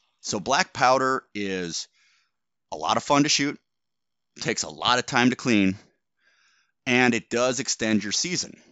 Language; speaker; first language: English; native; English